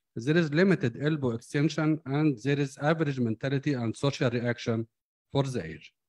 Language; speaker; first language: English; non-native, fluent; Arabic